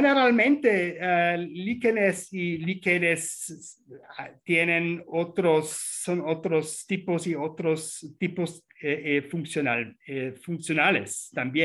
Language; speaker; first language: Spanish; non-native, fluent; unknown